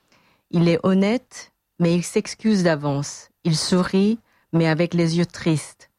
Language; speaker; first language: French; non-native, fluent; Korean